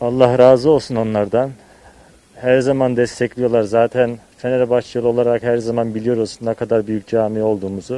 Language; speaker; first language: Turkish; early bilingual, heritage; Turkish